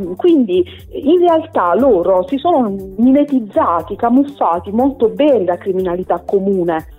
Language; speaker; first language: Italian; native; Italian